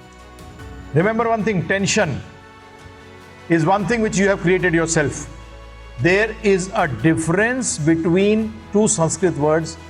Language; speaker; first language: English; non-native, local second language; Hindi